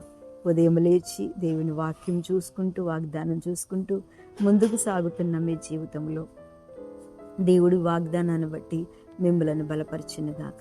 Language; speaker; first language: Telugu; native; Telugu